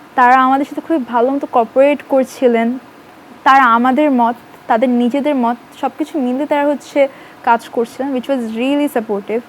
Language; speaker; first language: Bangla; early bilingual, other home language; Urdu